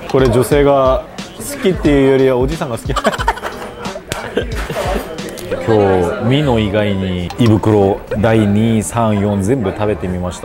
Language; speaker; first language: Japanese; non-native, fluent; Korean